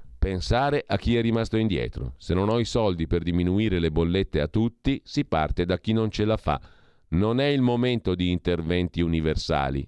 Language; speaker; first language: Italian; native; Italian